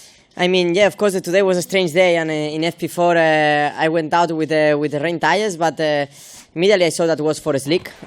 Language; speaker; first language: English; non-native, fluent; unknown